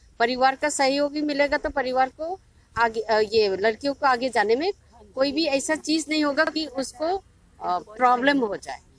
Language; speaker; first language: Hindi; non-native, local second language; Manipuri